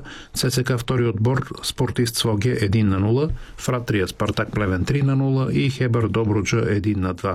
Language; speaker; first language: Bulgarian; native; Bulgarian